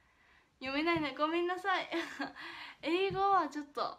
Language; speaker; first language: Japanese; non-native, fluent; Chinese